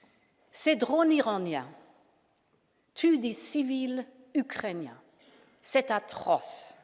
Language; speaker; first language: French; non-native, fluent; German